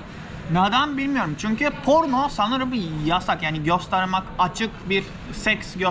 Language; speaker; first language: Turkish; non-native, fluent; Japanese